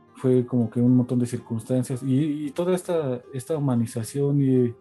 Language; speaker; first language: Spanish; native; Spanish